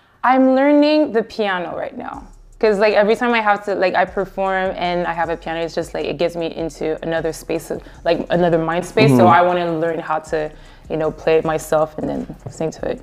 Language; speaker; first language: English; early bilingual, other home language; Haitian Creole